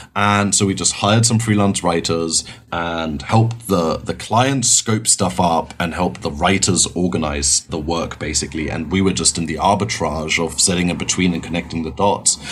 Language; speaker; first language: English; non-native, fluent; German